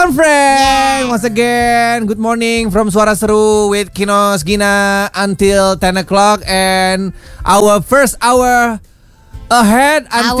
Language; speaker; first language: English; non-native, learner; Indonesian